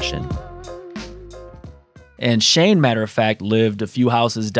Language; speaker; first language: English; native; English